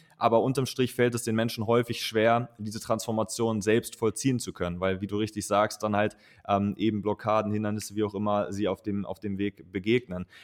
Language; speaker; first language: German; native; German